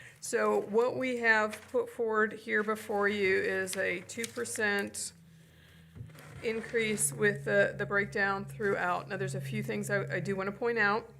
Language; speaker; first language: English; native; English